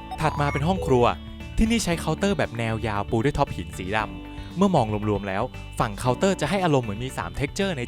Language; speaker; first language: Thai; native; Thai